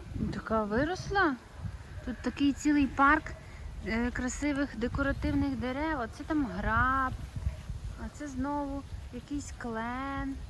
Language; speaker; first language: Ukrainian; native; Ukrainian